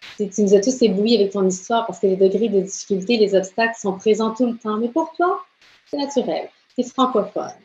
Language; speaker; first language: French; early bilingual, other home language; Spanish